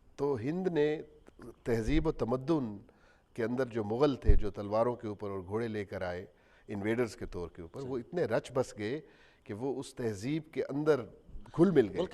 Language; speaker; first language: Urdu; non-native, local second language; Punjabi